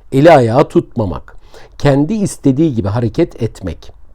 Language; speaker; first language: Turkish; native; Turkish